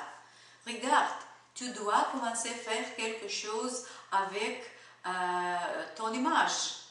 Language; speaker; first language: French; non-native, learner; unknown